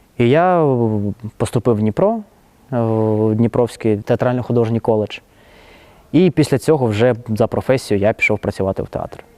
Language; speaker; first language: Ukrainian; non-native, local second language; Russian